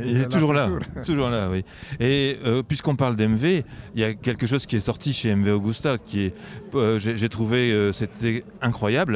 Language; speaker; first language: French; native; French